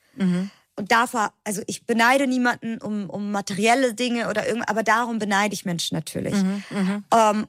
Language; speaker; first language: German; early bilingual, other home language; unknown